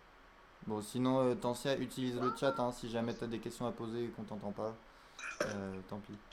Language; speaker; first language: French; native; French